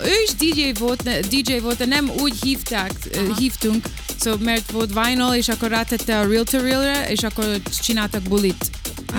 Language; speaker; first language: Hungarian; early bilingual, heritage; Hungarian